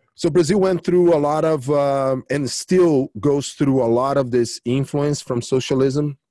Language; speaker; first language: English; early bilingual, other home language; Portuguese